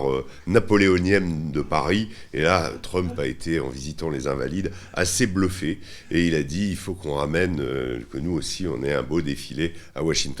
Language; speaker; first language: French; native; French